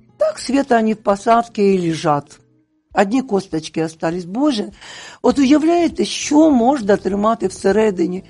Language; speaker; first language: Ukrainian; non-native, local second language; Russian